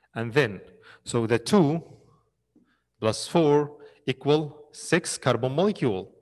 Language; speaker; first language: English; non-native, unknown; Arabic